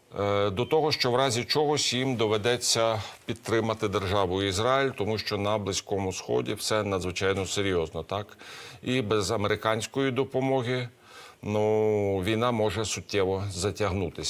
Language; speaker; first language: Ukrainian; native; Ukrainian